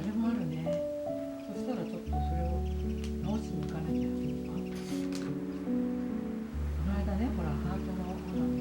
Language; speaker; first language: Japanese; native; Japanese